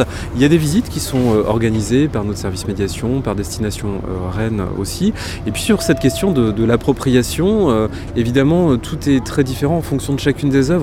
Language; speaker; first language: French; native; French